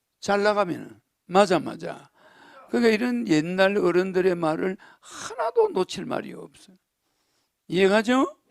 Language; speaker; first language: Korean; native; Korean